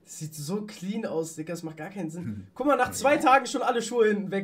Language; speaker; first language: German; native; German